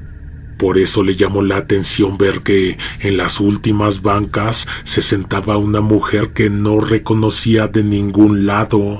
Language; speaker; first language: Spanish; native; Spanish